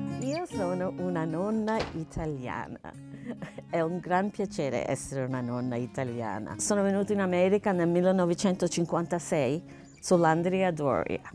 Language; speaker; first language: Italian; early bilingual, heritage; Italian